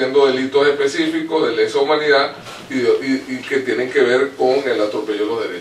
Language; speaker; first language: Spanish; native; Spanish